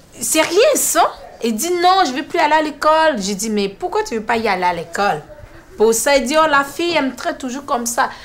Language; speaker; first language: French; non-native, fluent; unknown